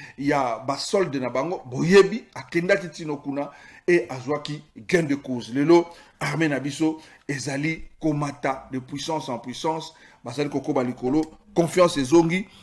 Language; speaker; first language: Lingala; native; Lingala